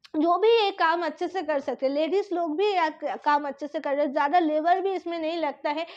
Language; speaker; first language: Hindi; non-native, local second language; Bangla